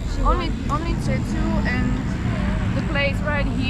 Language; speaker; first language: English; non-native, fluent; Slovak